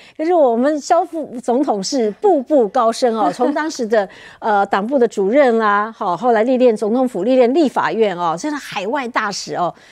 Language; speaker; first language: Chinese; native; Chinese